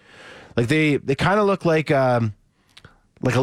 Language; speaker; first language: English; native; English